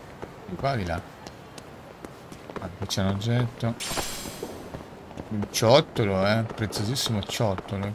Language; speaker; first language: Italian; native; Italian